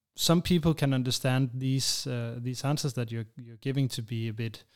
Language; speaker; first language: English; non-native, fluent; Danish